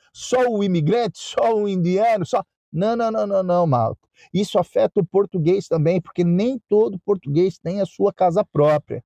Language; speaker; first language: Portuguese; native; Portuguese